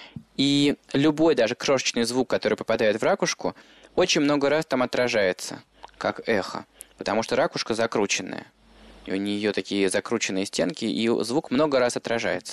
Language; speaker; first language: Russian; native; Russian